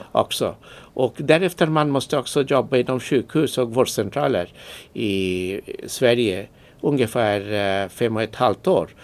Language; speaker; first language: Swedish; non-native, fluent; Bangla